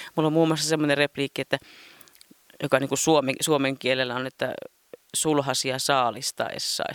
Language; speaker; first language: Finnish; native; Finnish